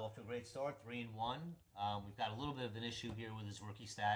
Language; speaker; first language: English; native; English